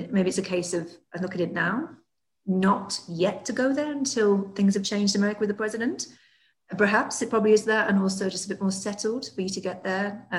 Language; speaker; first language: English; native; English